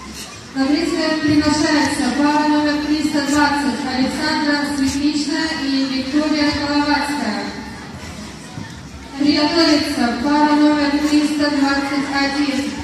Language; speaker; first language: Russian; native; Russian